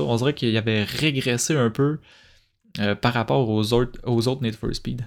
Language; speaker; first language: French; native; French